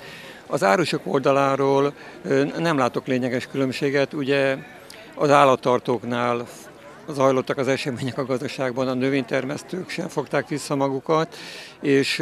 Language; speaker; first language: Hungarian; native; Hungarian